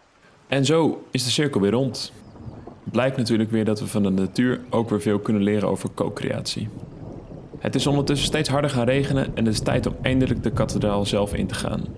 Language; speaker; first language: Dutch; native; Dutch